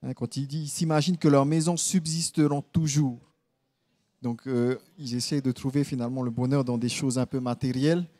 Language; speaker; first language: French; native; French